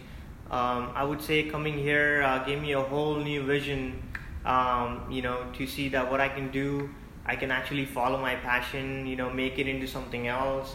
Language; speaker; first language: English; non-native, local second language; Hindi